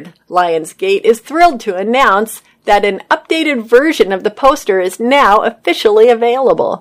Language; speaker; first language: English; native; English